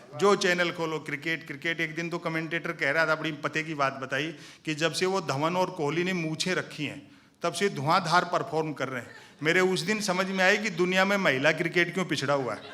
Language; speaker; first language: Hindi; native; Hindi